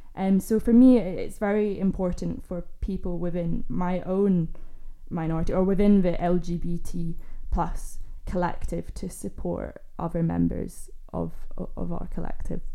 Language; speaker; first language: English; native; English